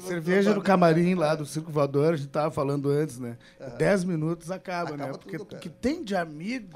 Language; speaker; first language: Portuguese; native; Portuguese